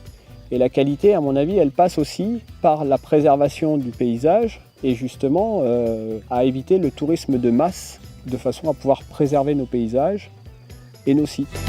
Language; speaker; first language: French; native; French